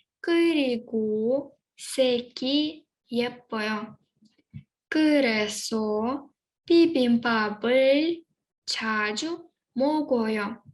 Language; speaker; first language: Korean; non-native, fluent; Ukrainian